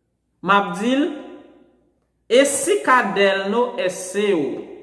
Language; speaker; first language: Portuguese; non-native, fluent; Haitian Creole